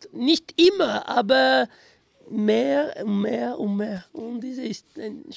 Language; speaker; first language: German; non-native, fluent; Italian